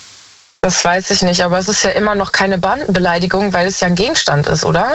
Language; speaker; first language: German; native; German